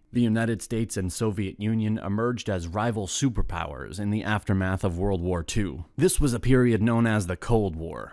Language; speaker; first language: English; non-native, fluent; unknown